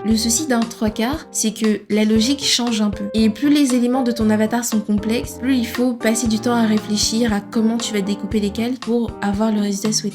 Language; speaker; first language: French; native; French